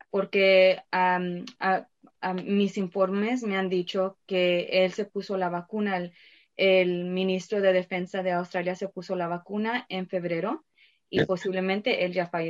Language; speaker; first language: Spanish; early bilingual, heritage; Spanish